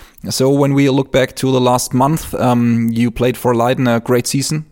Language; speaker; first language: English; non-native, fluent; German